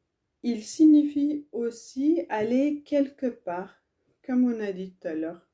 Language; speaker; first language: French; non-native, learner; Tigrinya